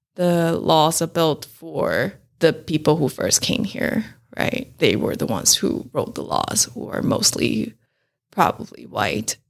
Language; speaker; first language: English; non-native, fluent; Chinese